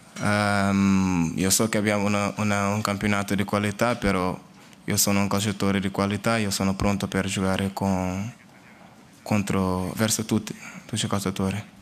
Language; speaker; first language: Italian; non-native, learner; Portuguese